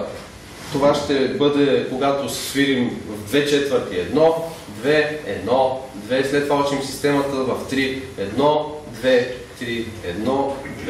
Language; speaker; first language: Bulgarian; native; Bulgarian